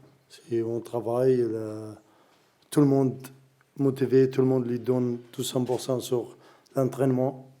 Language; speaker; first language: French; non-native, learner; Arabic